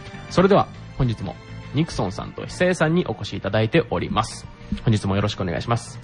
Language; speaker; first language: Japanese; native; Japanese